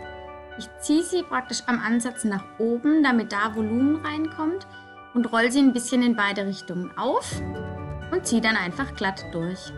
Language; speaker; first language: German; native; German